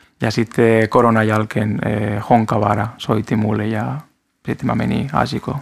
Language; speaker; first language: Finnish; non-native, learner; Spanish